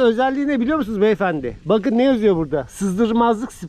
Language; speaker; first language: Turkish; native; Turkish